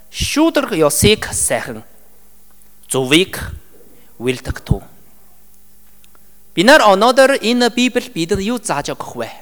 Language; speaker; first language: Mongolian; non-native, learner; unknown